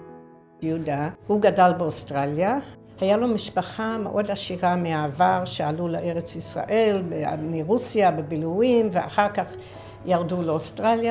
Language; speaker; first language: Hebrew; non-native, fluent; English